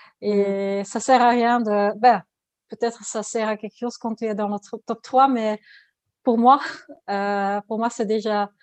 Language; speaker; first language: French; non-native, learner; Dutch